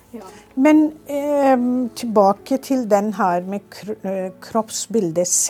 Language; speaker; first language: Norwegian; non-native, fluent; Urdu